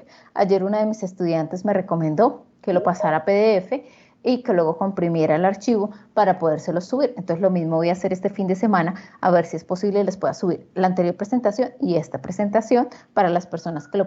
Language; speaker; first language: Spanish; native; Spanish